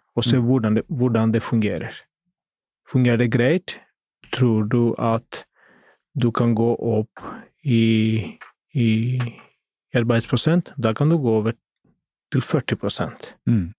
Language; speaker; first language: Norwegian; non-native, fluent; Greek